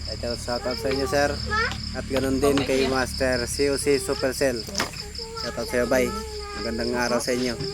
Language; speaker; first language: Filipino; non-native, local second language; Bikol